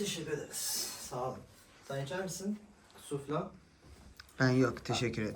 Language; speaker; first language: Turkish; native; Turkish